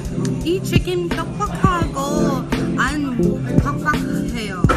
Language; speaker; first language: Korean; non-native, learner; English